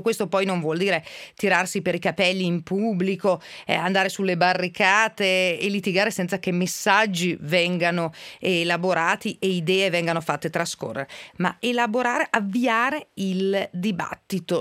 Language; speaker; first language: Italian; native; Italian